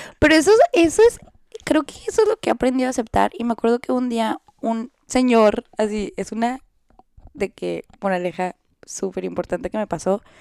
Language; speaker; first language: Spanish; native; Spanish